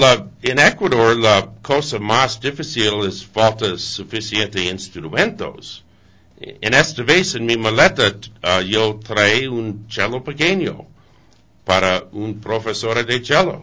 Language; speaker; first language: Spanish; non-native, learner; English